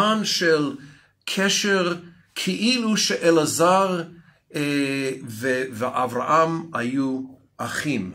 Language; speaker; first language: Hebrew; non-native, fluent; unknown